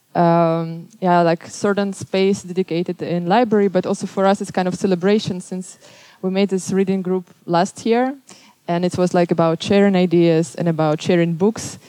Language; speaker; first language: English; non-native, fluent; Belarusian